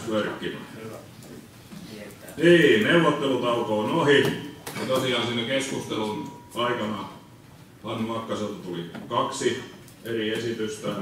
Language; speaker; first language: Finnish; native; Finnish